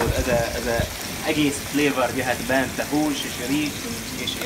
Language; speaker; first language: Hungarian; non-native, learner; Arabic